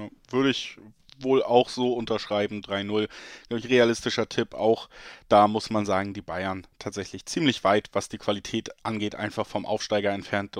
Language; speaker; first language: German; native; German